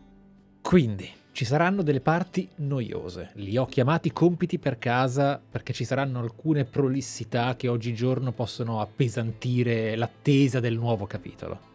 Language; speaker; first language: Italian; native; Italian